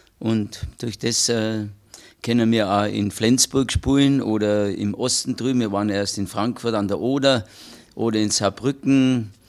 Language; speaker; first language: German; native; German